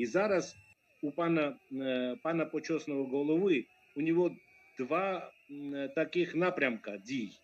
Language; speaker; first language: Ukrainian; non-native, fluent; Georgian